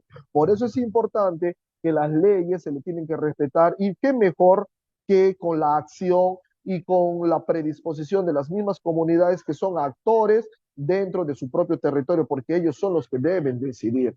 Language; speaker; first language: Spanish; native; Spanish